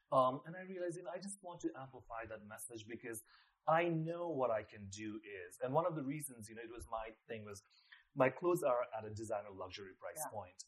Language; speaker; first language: English; non-native, local second language; Nepali